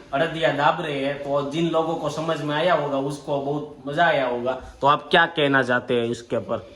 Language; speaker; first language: Hindi; non-native, local second language; Gujarati